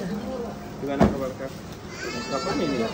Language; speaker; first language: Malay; non-native, learner; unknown